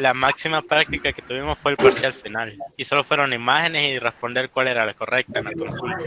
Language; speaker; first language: Spanish; native; Spanish